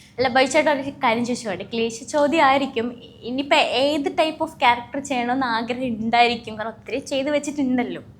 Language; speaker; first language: Malayalam; native; Malayalam